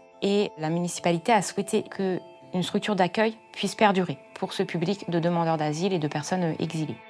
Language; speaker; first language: French; native; French